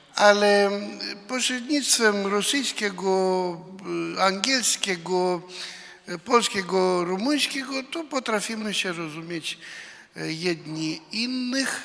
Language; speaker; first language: Polish; non-native, fluent; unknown